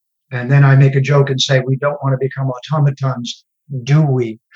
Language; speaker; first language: English; native; English